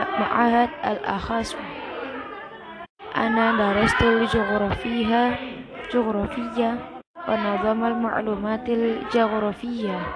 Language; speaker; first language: Arabic; non-native, learner; Indonesian